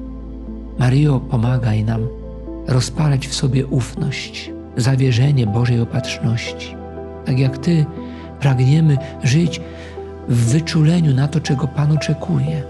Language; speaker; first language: Polish; native; Polish